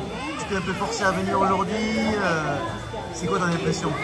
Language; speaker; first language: French; native; French